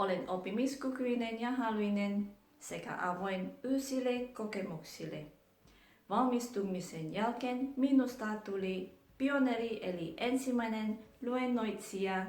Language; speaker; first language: Finnish; non-native, learner; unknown